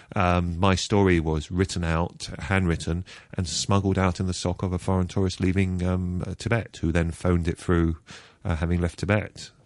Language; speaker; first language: English; native; English